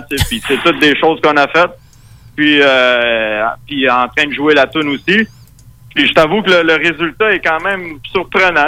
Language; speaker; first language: French; non-native, local second language; Spanish